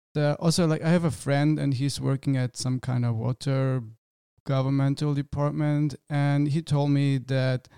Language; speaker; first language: English; non-native, fluent; German